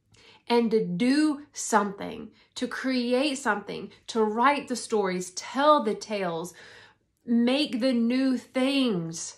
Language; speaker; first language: English; native; English